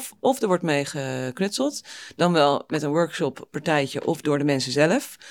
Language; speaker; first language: Dutch; non-native, fluent; English